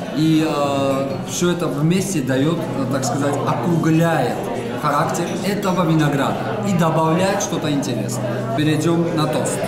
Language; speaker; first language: Russian; non-native, fluent; Georgian